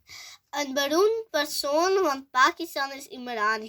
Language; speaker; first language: Dutch; early bilingual, other home language; Urdu